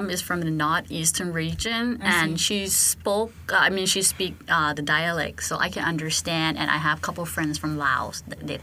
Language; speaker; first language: English; non-native, fluent; Thai